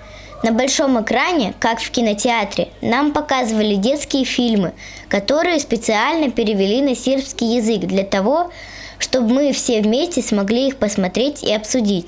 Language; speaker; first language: Russian; native; Russian